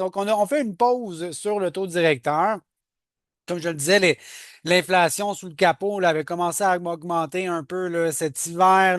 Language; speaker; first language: French; native; French